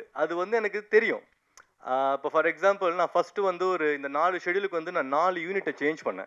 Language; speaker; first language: Tamil; native; Tamil